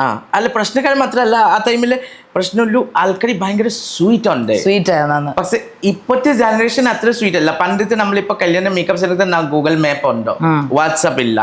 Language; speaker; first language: Malayalam; non-native, fluent; Assamese